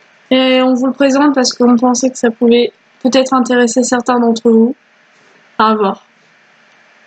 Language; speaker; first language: French; native; French